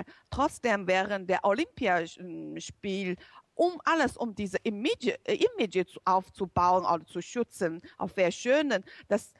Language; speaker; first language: German; non-native, learner; Chinese